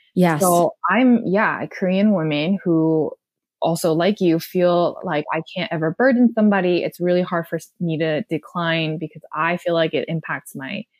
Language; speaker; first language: English; non-native, fluent; Korean